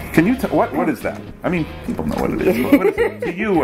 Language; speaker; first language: English; native; English